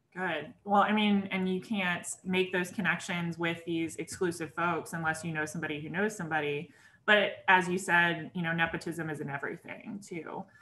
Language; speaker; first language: English; native; English